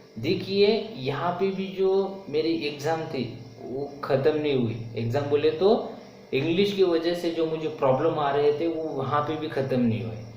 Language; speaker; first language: Hindi; non-native, local second language; Marathi